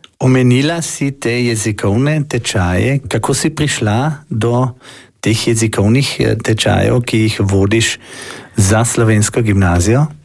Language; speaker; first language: Slovenian; native; Slovenian